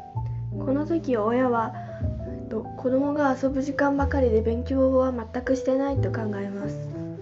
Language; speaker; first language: Japanese; non-native, fluent; Chinese